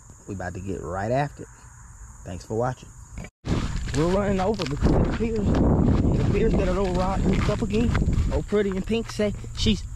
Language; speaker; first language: English; native; English